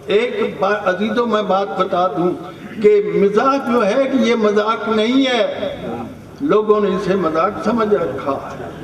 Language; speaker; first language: Urdu; non-native, local second language; Punjabi